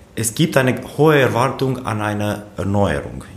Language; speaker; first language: German; non-native, fluent; Romanian